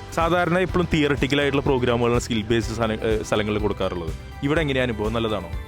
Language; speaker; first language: Malayalam; native; Malayalam